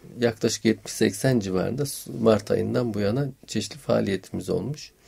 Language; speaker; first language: Turkish; native; Turkish